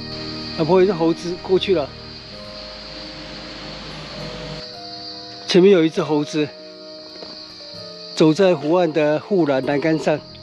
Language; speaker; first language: Chinese; native; Chinese